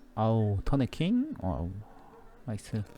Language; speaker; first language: Korean; native; Korean